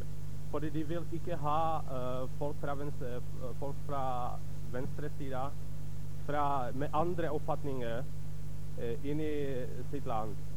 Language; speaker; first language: Norwegian; non-native, fluent; Czech